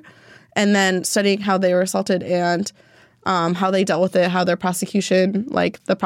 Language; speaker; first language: English; native; English